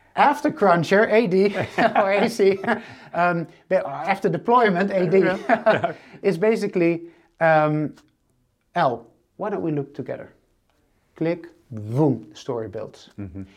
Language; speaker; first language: English; non-native, fluent; Dutch